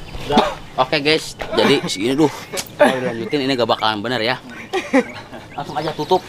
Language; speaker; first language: Indonesian; non-native, local second language; Sundanese